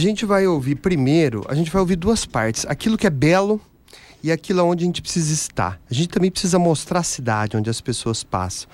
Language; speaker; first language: Portuguese; native; Portuguese